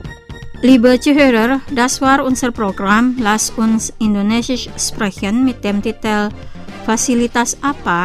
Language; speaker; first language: German; non-native, fluent; Indonesian